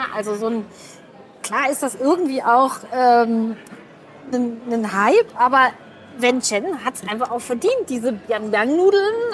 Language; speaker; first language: German; native; German